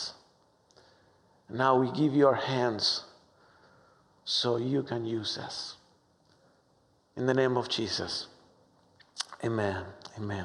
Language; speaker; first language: English; non-native, fluent; Spanish